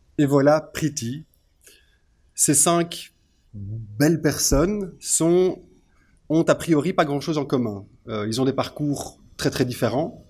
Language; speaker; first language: French; native; French